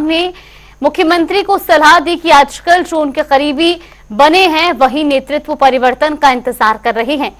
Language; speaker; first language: Hindi; native; Hindi